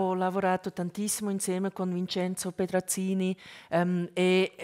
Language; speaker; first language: Italian; non-native, local second language; German